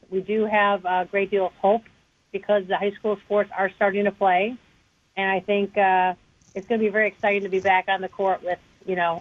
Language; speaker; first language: English; native; English